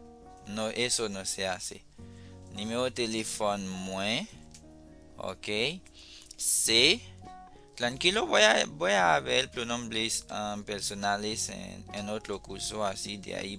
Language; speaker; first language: Spanish; non-native, fluent; Haitian Creole